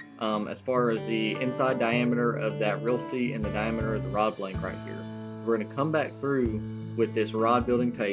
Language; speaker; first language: English; native; English